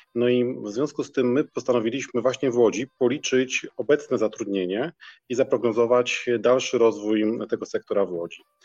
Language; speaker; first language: Polish; native; Polish